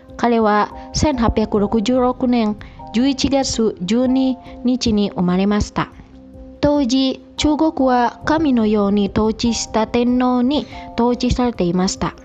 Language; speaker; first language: Japanese; non-native, fluent; Indonesian